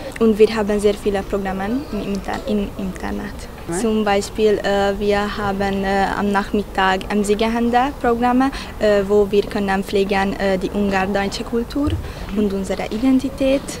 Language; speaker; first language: German; non-native, learner; Hungarian